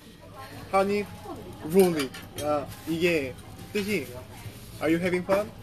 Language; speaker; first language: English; non-native, learner; Korean